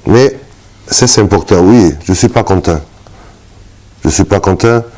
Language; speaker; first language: French; non-native, fluent; Portuguese